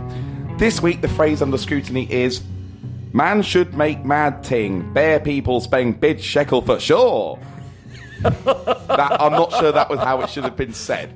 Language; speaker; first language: English; native; English